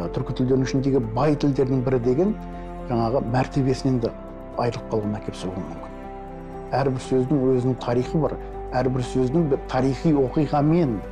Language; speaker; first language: Kazakh; non-native, local second language; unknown